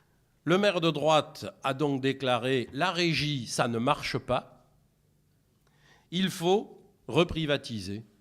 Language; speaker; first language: French; native; French